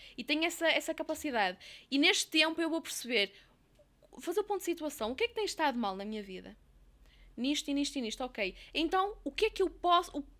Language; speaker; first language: Portuguese; native; Portuguese